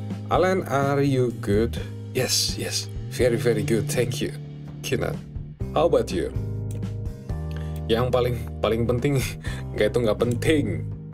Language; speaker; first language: English; non-native, learner; Indonesian